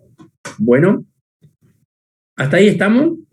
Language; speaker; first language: Spanish; native; Spanish